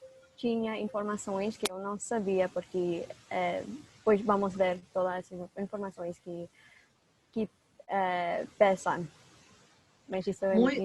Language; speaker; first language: Portuguese; non-native, fluent; English